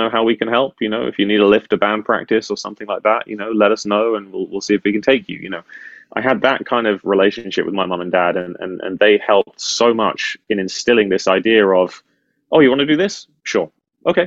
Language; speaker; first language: English; native; English